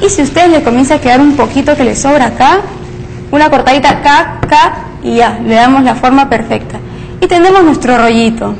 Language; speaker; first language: Spanish; native; Spanish